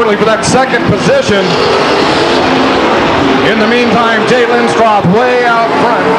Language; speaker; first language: English; native; English